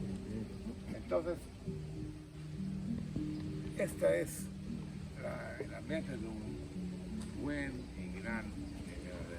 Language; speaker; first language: Spanish; non-native, fluent; Hebrew